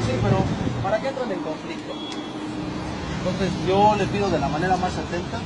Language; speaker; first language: Spanish; native; Spanish